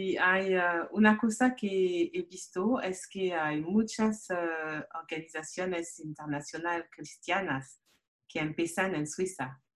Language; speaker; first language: Spanish; non-native, learner; French